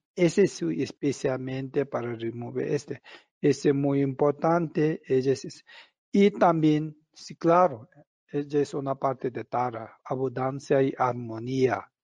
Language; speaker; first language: Spanish; non-native, learner; Tibetan